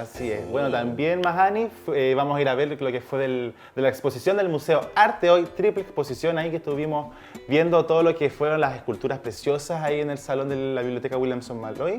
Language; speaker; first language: Spanish; native; Spanish